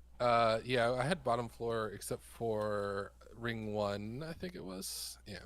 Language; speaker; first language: English; native; English